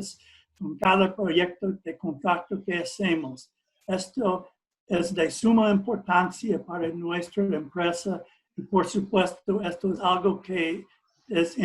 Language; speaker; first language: Spanish; non-native, fluent; English